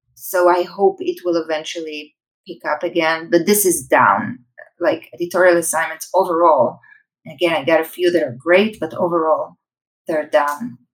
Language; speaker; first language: English; non-native, fluent; Hebrew